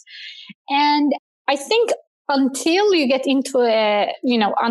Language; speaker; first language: English; non-native, fluent; Turkish